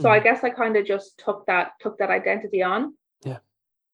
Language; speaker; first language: English; native; English